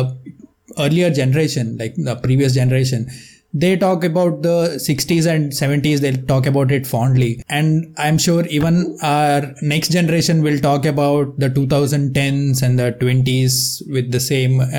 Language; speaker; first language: English; non-native, local second language; Kannada